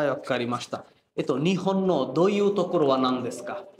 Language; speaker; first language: Japanese; non-native, fluent; Bangla